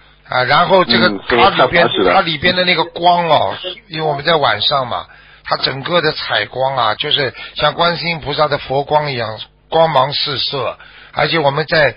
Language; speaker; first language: Chinese; native; Chinese